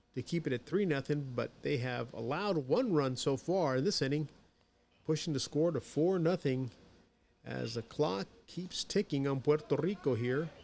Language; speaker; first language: English; native; English